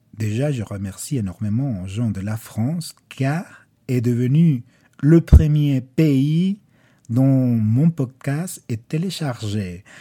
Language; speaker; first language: French; non-native, fluent; Spanish